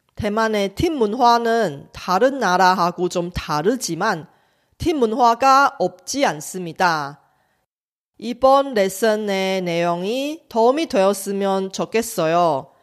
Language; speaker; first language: Korean; non-native, fluent; Chinese